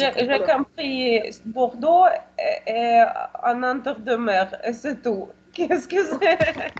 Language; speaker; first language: French; non-native, learner; Russian